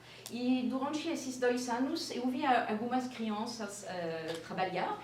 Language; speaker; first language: Portuguese; non-native, fluent; French